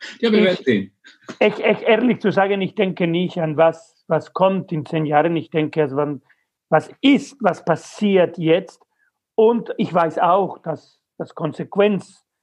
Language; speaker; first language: German; non-native, fluent; Spanish